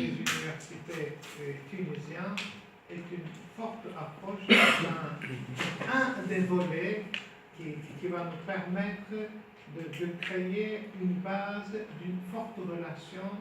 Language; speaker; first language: French; non-native, fluent; Turkish